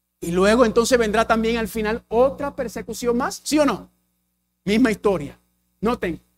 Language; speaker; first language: Spanish; early bilingual, heritage; English